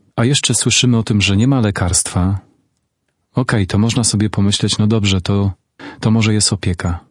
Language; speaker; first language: Polish; native; Polish